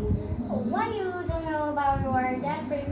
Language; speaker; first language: English; non-native, learner; Vietnamese